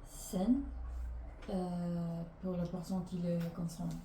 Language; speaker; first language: French; non-native, learner; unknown